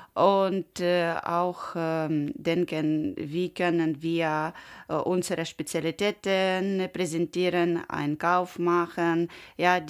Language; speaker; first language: German; non-native, learner; Ukrainian